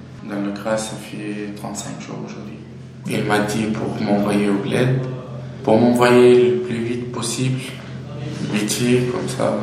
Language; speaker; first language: French; non-native, learner; Arabic